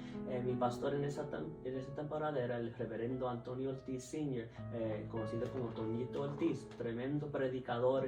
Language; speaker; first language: Spanish; early bilingual, heritage; Spanish